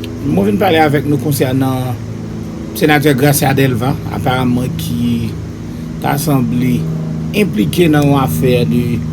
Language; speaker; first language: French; non-native, local second language; Haitian Creole